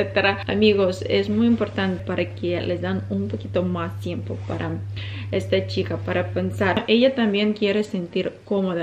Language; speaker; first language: Spanish; non-native, fluent; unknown